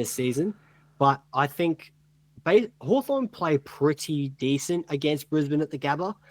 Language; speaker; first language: English; native; English